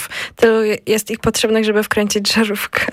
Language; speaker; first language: Polish; native; Polish